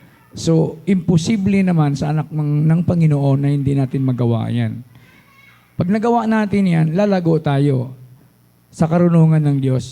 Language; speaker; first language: Filipino; native; Filipino